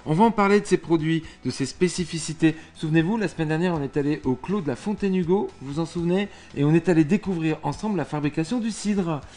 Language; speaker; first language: French; native; French